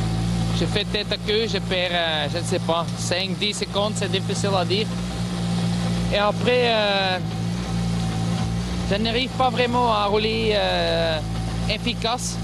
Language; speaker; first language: French; non-native, fluent; Dutch